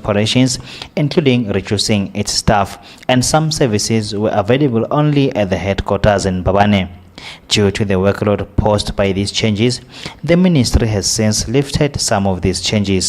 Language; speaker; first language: English; non-native, local second language; Swati